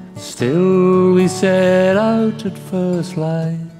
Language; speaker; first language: English; native; English